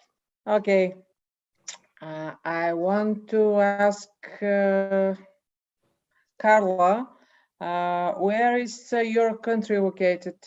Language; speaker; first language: English; non-native, learner; Bulgarian